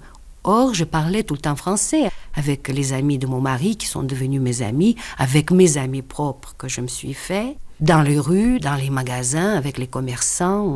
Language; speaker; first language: French; non-native, fluent; Russian